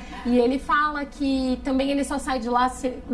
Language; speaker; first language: Portuguese; native; Portuguese